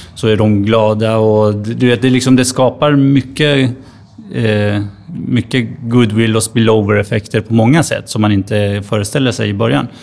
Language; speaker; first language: Swedish; native; Swedish